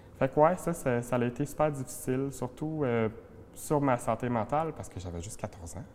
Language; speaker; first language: French; native; French